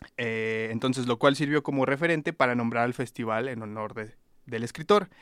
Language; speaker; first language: Spanish; native; Spanish